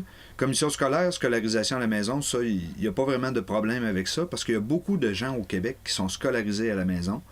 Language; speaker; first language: French; native; French